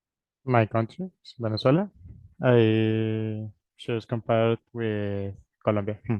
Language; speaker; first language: English; non-native, learner; Spanish